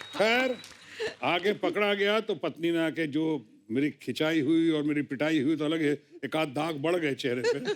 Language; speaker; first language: Hindi; native; Hindi